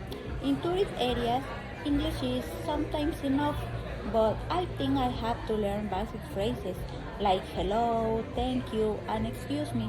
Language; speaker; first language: English; non-native, learner; Spanish